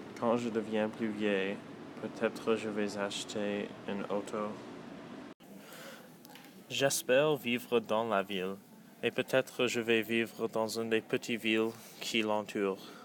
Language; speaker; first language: French; non-native, local second language; English